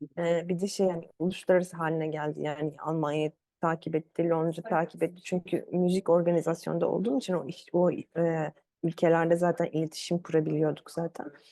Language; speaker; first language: Turkish; early bilingual, other home language; Arabic